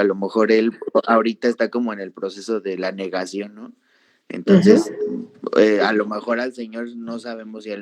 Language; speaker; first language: Spanish; native; Spanish